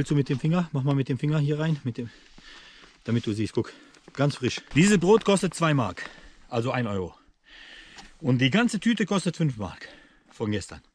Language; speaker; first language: German; early bilingual, heritage; Bosnian